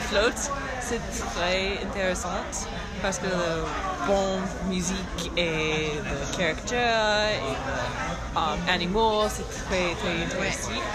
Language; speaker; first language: French; non-native, learner; English